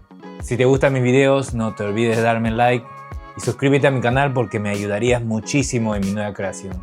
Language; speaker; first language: Spanish; native; Spanish